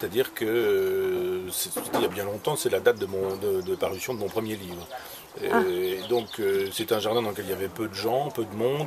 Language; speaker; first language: French; native; French